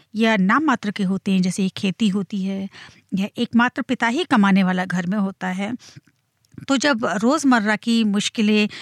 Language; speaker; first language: Hindi; native; Hindi